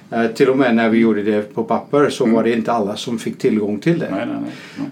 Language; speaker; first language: Swedish; non-native, fluent; Dutch